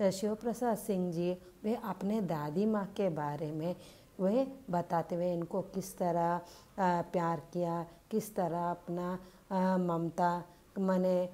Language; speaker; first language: Hindi; non-native, local second language; Telugu